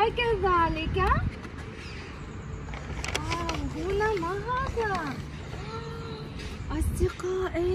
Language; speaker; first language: Arabic; non-native, fluent; Ukrainian